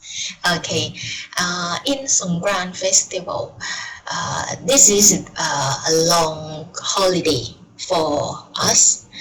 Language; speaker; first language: English; non-native, learner; Thai